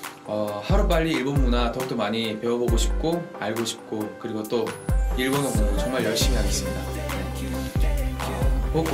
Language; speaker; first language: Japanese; non-native, learner; Korean